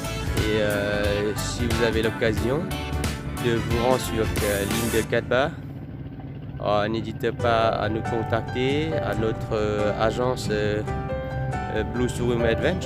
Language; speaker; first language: French; non-native, fluent; Vietnamese